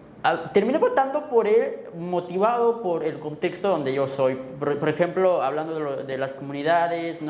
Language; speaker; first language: Spanish; native; Spanish